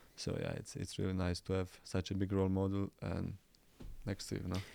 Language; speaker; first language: English; non-native, fluent; Croatian